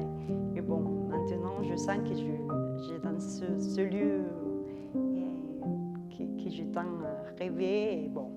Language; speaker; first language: French; non-native, fluent; Spanish